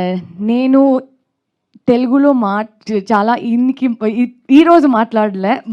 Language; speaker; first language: Telugu; non-native, learner; Kannada